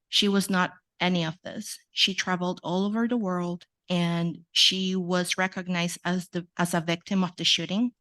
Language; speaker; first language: English; non-native, fluent; Spanish